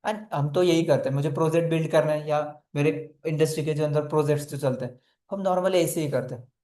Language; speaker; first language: Hindi; non-native, local second language; Marathi